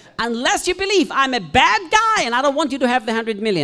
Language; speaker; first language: English; non-native, fluent; German